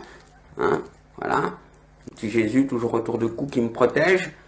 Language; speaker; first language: French; native; French